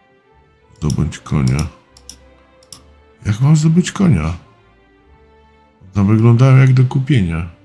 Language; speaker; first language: Polish; native; Polish